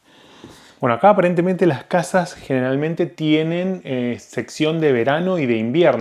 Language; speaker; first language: Spanish; native; Spanish